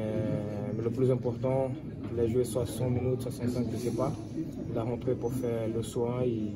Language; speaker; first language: French; non-native, fluent; Portuguese